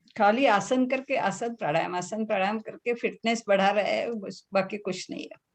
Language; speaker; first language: Hindi; non-native, local second language; Marathi